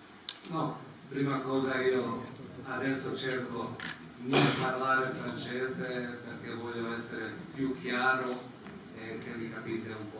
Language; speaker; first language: Italian; non-native, fluent; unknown